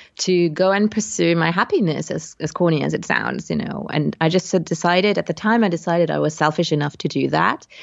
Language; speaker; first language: English; non-native, fluent; Luxembourgish